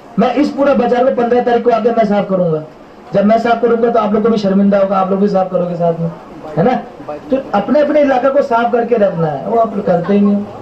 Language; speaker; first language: Hindi; non-native, local second language; Manipuri